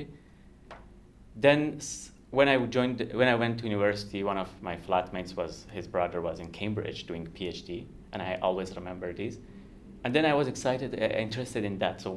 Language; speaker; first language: English; non-native, fluent; Kurdish